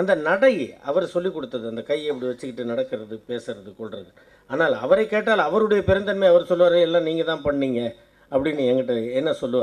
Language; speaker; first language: Tamil; native; Tamil